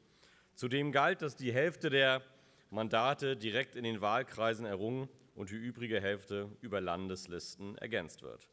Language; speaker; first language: German; native; German